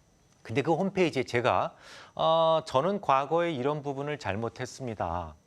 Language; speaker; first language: Korean; native; Korean